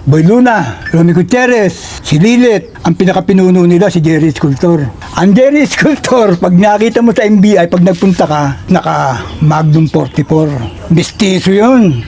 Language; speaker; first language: Filipino; native; Filipino